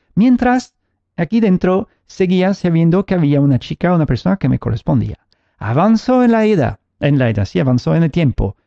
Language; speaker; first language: Spanish; early bilingual, heritage; Spanish